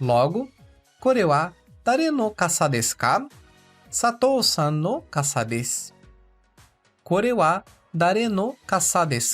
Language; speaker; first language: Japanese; non-native, learner; Portuguese